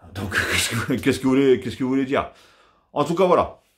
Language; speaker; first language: French; native; French